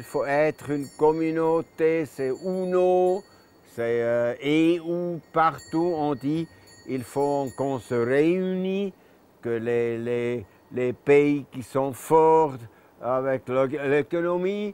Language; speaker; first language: French; non-native, local second language; German